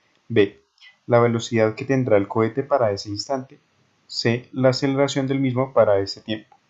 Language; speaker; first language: Spanish; native; Spanish